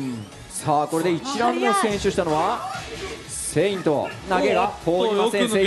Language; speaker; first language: Japanese; native; Japanese